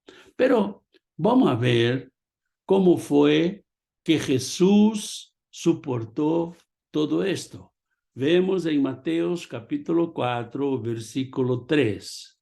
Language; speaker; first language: Spanish; non-native, fluent; Portuguese